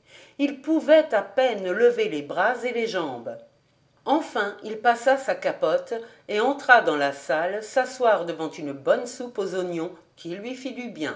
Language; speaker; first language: French; native; French